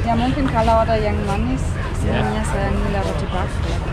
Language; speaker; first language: Indonesian; non-native, fluent; German